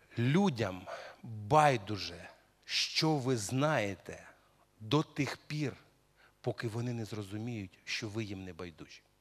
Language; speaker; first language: Ukrainian; non-native, local second language; Russian